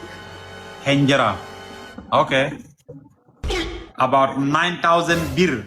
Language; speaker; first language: English; non-native, learner; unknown